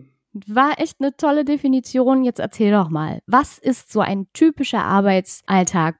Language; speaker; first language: German; native; German